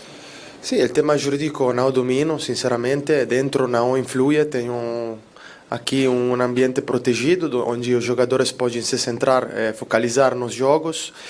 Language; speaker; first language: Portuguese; non-native, learner; Italian